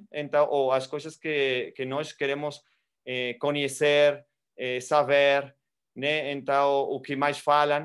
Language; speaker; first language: Portuguese; non-native, fluent; Spanish